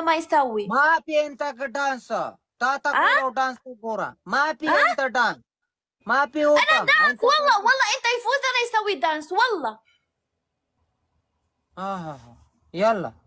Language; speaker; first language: Arabic; non-native, learner; Pashto